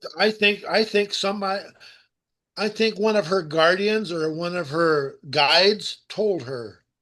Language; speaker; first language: English; native; English